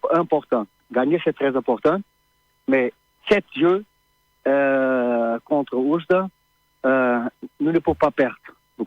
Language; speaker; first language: French; non-native, learner; Portuguese